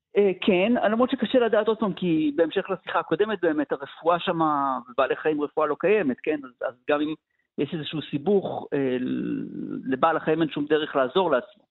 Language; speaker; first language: Hebrew; native; Hebrew